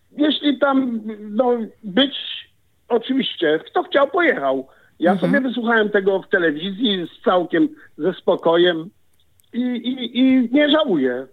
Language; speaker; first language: Polish; native; Polish